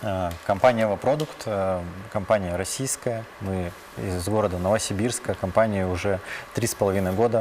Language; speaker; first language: Russian; native; Russian